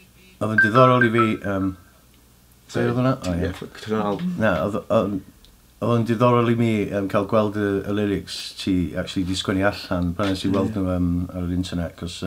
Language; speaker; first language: Welsh; native; Welsh